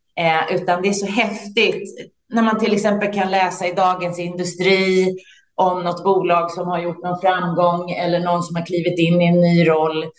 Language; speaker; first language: Swedish; native; Swedish